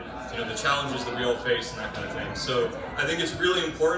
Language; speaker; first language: English; native; English